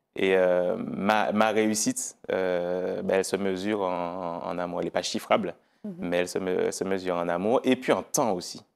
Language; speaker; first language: French; native; French